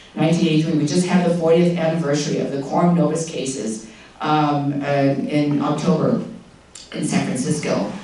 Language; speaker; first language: English; native; English